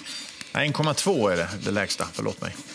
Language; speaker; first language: Swedish; native; Swedish